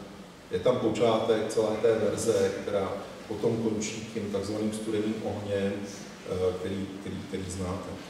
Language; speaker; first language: Czech; native; Czech